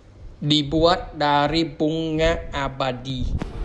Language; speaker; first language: Indonesian; non-native, learner; Vietnamese